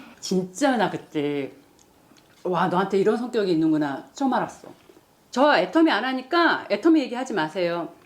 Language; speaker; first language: Korean; native; Korean